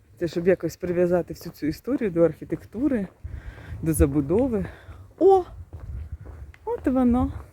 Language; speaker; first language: Ukrainian; native; Ukrainian